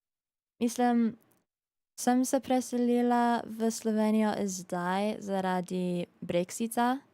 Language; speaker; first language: Slovenian; early bilingual, heritage; Slovenian